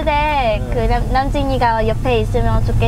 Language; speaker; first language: Korean; non-native, learner; Vietnamese